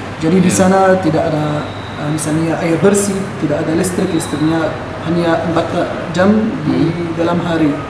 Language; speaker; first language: Indonesian; non-native, fluent; Arabic